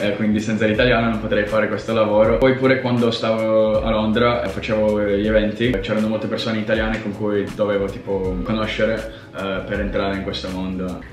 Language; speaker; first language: Italian; non-native, fluent; Russian